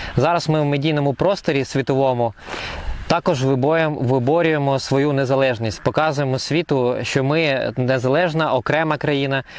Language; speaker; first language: Ukrainian; non-native, local second language; Russian